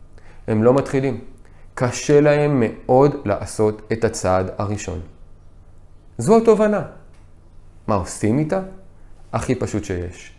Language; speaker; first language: Hebrew; native; Hebrew